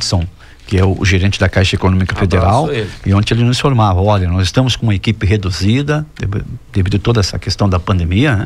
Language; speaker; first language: Portuguese; native; Portuguese